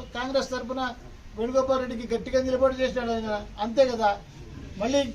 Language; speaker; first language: Telugu; native; Telugu